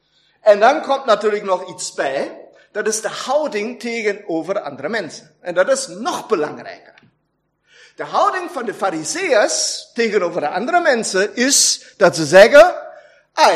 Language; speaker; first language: Dutch; non-native, fluent; German